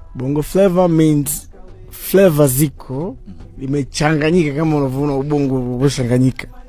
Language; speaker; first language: Swahili; native; Swahili